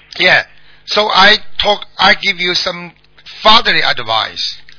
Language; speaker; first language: English; non-native, learner; Chinese